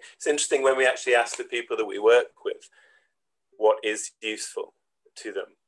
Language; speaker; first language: English; native; English